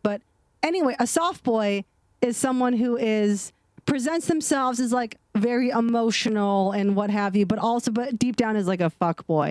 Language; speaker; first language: English; native; English